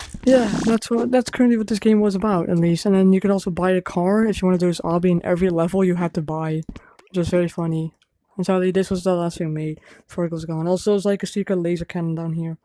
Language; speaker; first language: English; non-native, fluent; Dutch